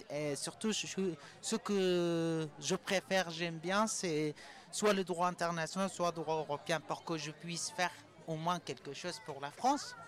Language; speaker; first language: French; non-native, fluent; Persian